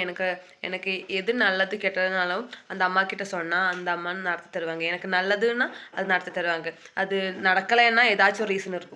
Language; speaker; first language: Tamil; non-native, local second language; Malayalam